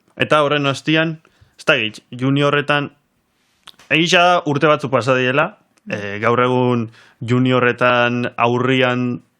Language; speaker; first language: Basque; native; Basque